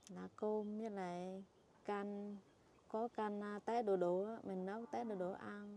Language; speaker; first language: Vietnamese; non-native, local second language; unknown